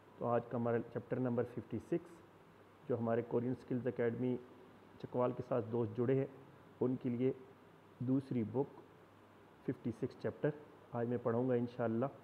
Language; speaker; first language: Urdu; non-native, local second language; Punjabi